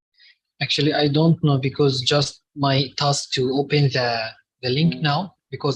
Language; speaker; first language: English; non-native, learner; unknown